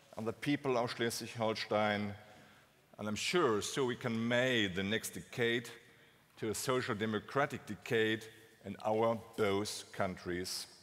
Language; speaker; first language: English; non-native, fluent; German